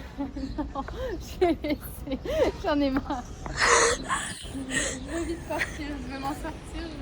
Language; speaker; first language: French; native; French